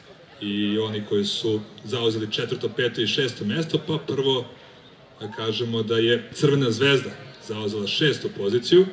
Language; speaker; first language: Croatian; native; Croatian